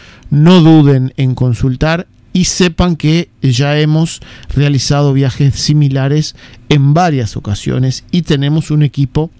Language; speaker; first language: Spanish; native; Spanish